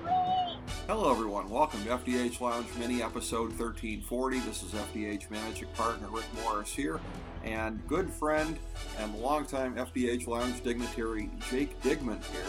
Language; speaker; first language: English; native; English